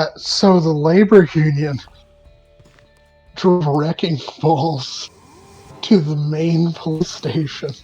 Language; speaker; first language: English; native; English